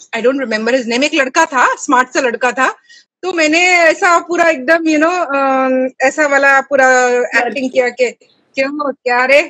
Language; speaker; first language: Hindi; native; Hindi